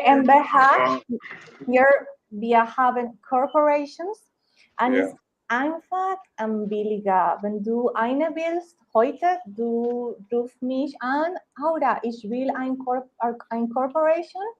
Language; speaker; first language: German; non-native, learner; Spanish